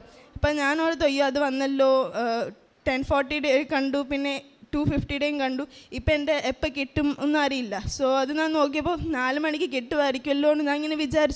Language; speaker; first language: Malayalam; early bilingual, heritage; Malayalam